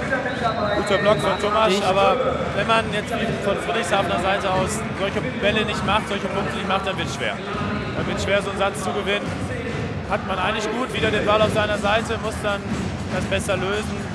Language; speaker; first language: German; native; German